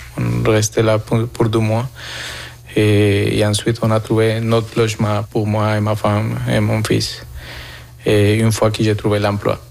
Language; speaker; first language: French; non-native, fluent; Spanish